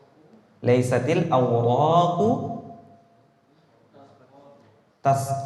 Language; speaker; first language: Arabic; non-native, fluent; Indonesian